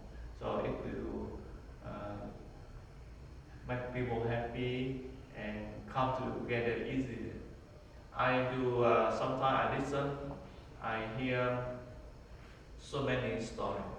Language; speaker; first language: English; non-native, learner; Vietnamese